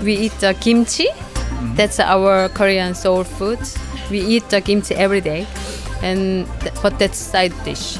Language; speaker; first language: English; non-native, learner; Korean